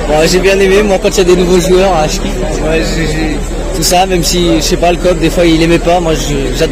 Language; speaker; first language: French; native; French